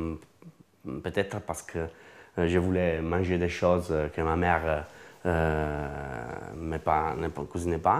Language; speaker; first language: French; non-native, learner; Italian